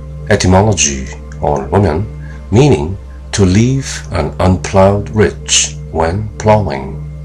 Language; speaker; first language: English; non-native, fluent; Korean